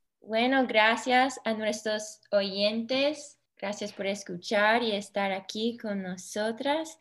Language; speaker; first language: Spanish; early bilingual, heritage; English